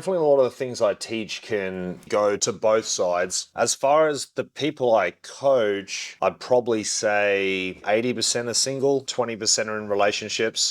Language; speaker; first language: English; native; English